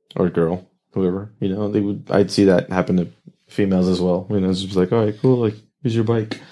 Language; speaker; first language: English; native; English